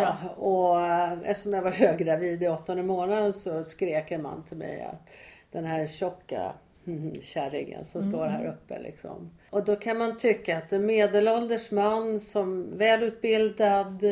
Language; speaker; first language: Swedish; native; Swedish